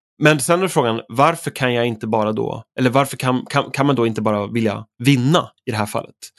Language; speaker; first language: Swedish; native; Swedish